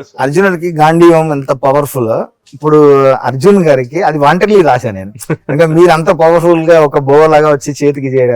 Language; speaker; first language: Telugu; native; Telugu